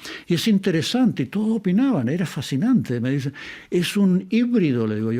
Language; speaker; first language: Spanish; native; Spanish